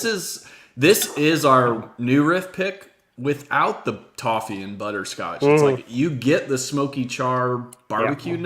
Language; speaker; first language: English; native; English